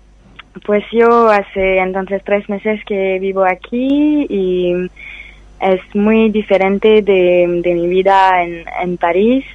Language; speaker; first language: Spanish; non-native, fluent; French